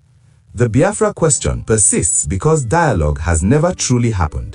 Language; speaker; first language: English; non-native, local second language; Igbo